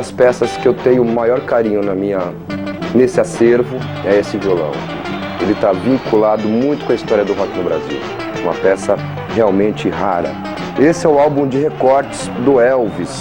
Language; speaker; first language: Portuguese; native; Portuguese